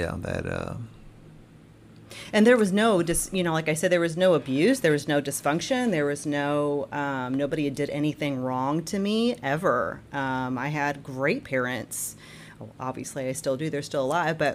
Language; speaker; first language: English; native; English